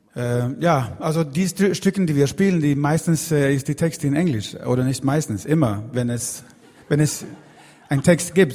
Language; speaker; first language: German; non-native, fluent; Swedish